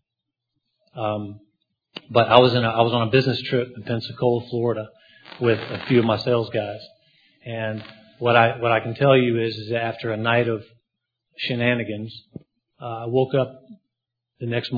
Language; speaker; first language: English; native; English